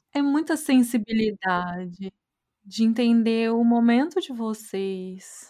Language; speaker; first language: Portuguese; native; Portuguese